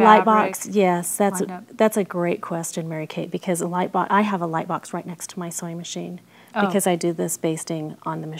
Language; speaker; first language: English; native; English